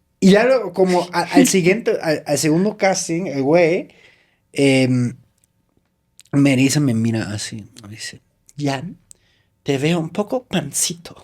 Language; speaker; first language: Spanish; non-native, fluent; German